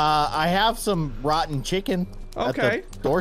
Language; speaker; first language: English; native; English